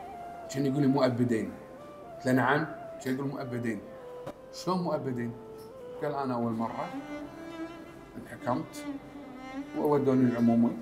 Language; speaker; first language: Arabic; native; Arabic